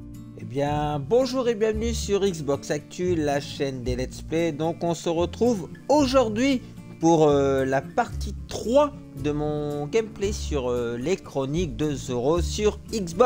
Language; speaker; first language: French; native; French